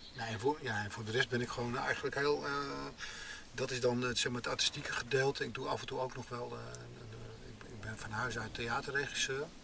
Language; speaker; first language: Dutch; native; Dutch